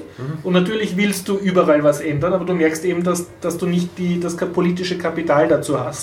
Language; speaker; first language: German; native; German